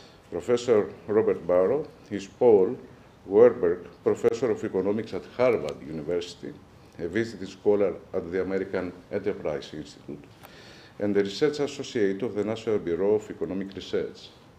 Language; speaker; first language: English; non-native, fluent; Greek